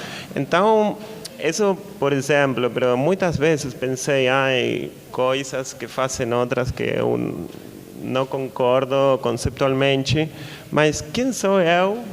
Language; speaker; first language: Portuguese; non-native, learner; Spanish